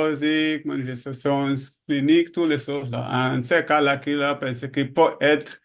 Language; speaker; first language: French; non-native, learner; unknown